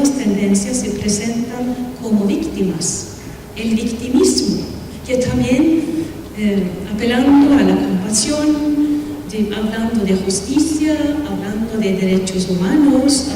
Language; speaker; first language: Spanish; non-native, fluent; Swedish